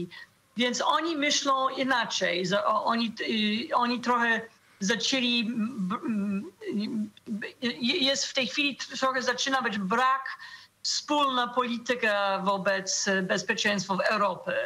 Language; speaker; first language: Polish; non-native, fluent; English